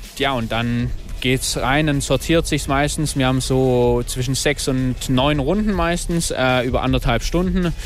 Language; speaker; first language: German; native; German